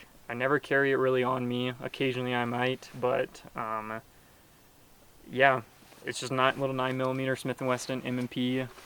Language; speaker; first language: English; native; English